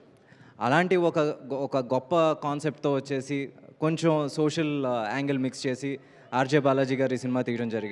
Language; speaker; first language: Telugu; native; Telugu